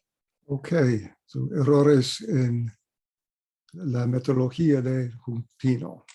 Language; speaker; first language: Spanish; non-native, fluent; English